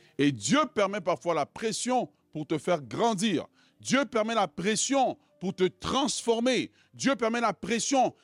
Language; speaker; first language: French; non-native, local second language; Lingala